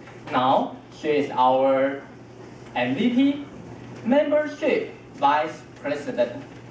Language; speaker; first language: English; non-native, fluent; Chinese